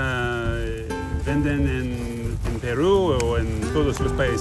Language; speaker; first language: Spanish; non-native, learner; English